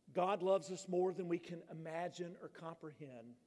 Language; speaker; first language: English; native; English